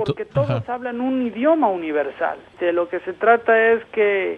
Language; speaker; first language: Spanish; native; Spanish